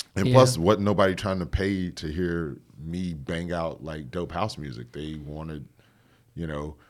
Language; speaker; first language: English; native; English